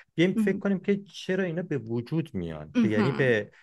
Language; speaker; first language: Persian; native; Persian